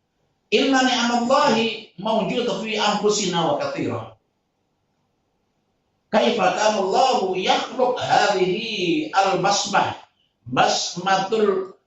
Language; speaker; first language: Arabic; non-native, fluent; Indonesian